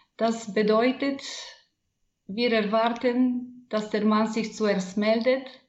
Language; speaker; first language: German; non-native, fluent; Bulgarian